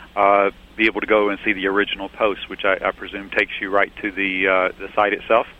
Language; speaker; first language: English; non-native, fluent; Greek